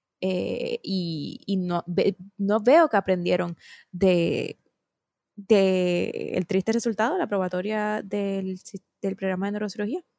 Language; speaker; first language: Spanish; native; Spanish